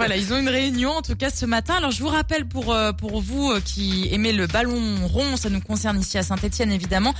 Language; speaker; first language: French; native; French